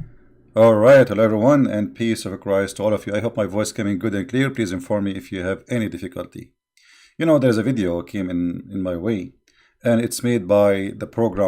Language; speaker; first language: English; non-native, fluent; Arabic